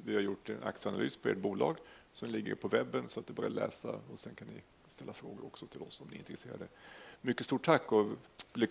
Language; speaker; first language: Swedish; native; Swedish